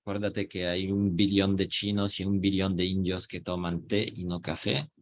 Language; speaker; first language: Spanish; non-native, fluent; French